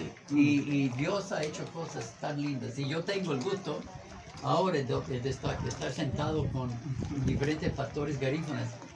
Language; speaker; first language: Spanish; non-native, fluent; English